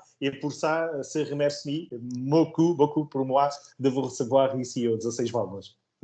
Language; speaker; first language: French; non-native, learner; Portuguese